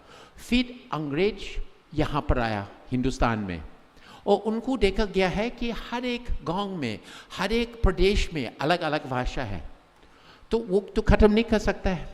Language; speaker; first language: Hindi; non-native, fluent; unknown